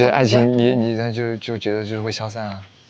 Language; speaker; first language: Chinese; native; Chinese